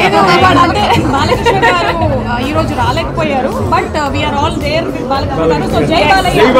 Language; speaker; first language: Telugu; native; Telugu